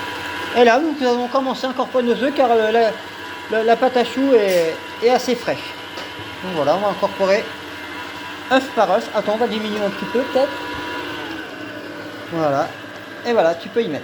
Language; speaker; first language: French; native; French